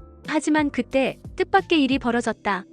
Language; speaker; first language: Korean; native; Korean